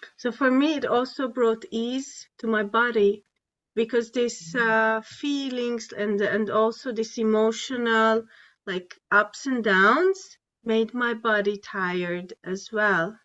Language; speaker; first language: English; non-native, fluent; Hungarian